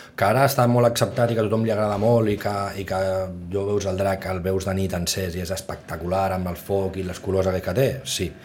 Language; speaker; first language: Catalan; native; Catalan